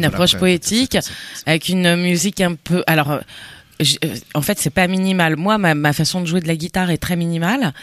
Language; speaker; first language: French; native; French